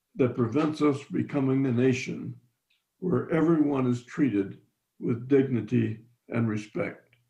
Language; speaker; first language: English; native; English